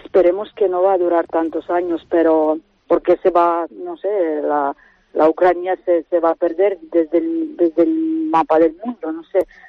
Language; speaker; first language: Spanish; non-native, fluent; Ukrainian